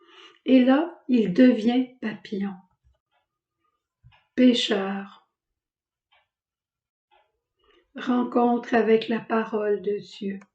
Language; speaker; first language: French; native; French